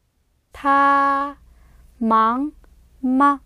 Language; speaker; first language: Chinese; non-native, learner; English